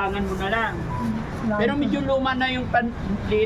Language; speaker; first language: Filipino; native; Filipino